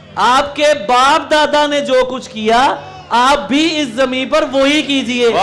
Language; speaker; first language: Urdu; non-native, local second language; Punjabi